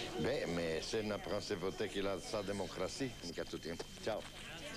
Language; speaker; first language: French; non-native, fluent; Italian